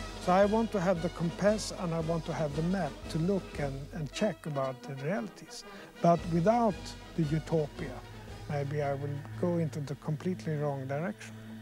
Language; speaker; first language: English; non-native, fluent; Swedish